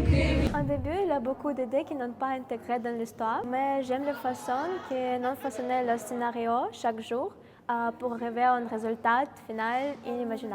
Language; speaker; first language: French; non-native, learner; Ukrainian